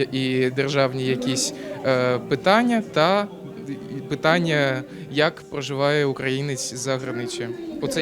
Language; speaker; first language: Ukrainian; non-native, local second language; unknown